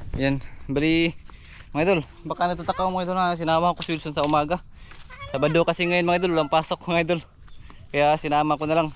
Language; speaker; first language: Filipino; non-native, local second language; Cebuano